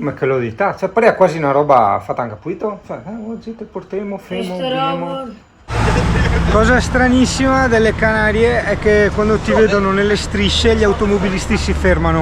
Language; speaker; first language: Italian; native; Italian